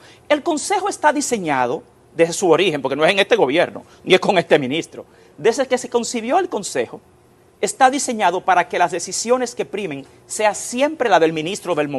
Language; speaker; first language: Spanish; native; Spanish